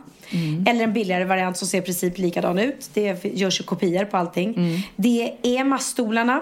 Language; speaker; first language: Swedish; native; Swedish